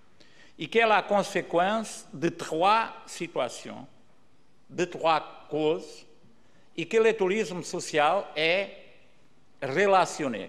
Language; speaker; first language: French; non-native, learner; Portuguese